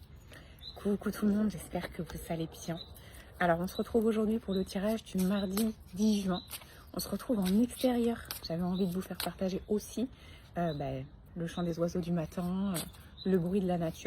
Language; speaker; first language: French; native; French